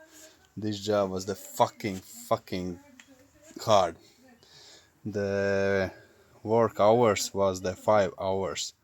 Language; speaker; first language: English; non-native, learner; Latvian